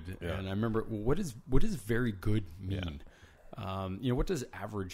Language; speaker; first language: English; native; English